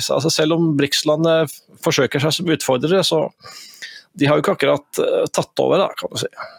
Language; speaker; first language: Norwegian; native; Norwegian